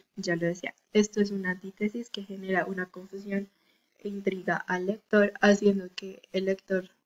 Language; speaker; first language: Spanish; native; Spanish